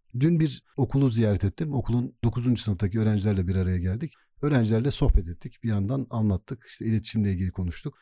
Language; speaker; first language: Turkish; native; Turkish